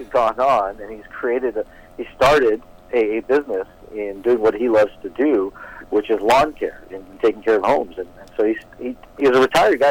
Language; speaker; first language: English; native; English